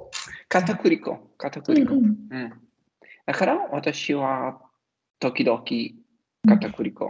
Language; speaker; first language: Japanese; non-native, learner; Italian